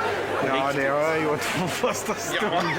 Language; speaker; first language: Swedish; native; Swedish